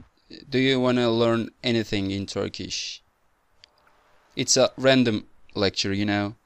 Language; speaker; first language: English; non-native, fluent; Turkish